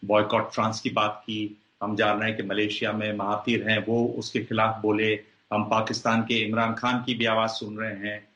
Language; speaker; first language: Hindi; native; Hindi